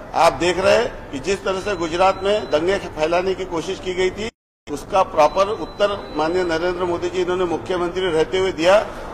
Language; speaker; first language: Hindi; non-native, local second language; Marathi